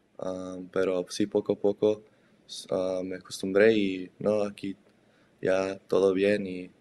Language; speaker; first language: Spanish; early bilingual, heritage; Spanish